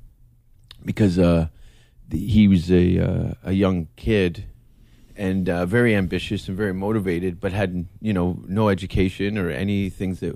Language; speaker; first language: English; native; English